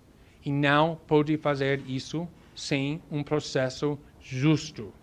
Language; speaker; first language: Portuguese; non-native, fluent; English